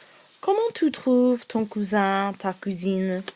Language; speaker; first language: French; non-native, learner; English